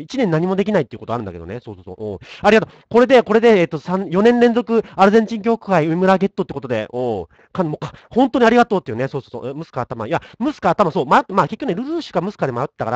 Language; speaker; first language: Japanese; native; Japanese